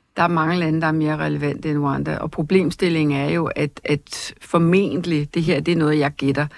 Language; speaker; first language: Danish; native; Danish